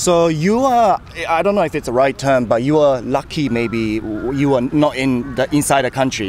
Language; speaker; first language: English; non-native, fluent; Japanese